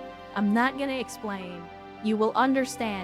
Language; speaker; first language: English; native; English